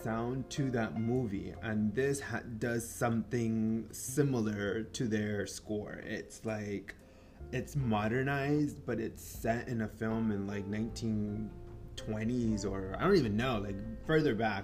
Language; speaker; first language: English; non-native, fluent; Spanish